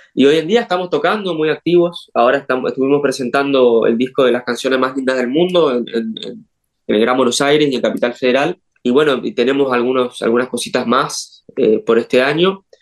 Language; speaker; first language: Spanish; native; Spanish